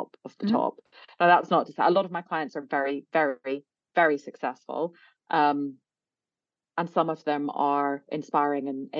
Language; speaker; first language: English; native; English